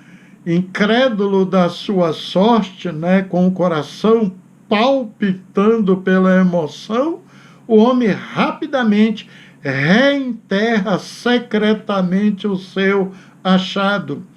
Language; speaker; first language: Portuguese; native; Portuguese